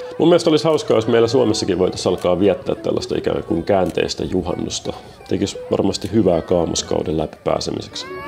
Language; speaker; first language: Finnish; native; Finnish